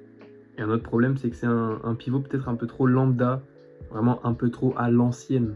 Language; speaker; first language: French; native; French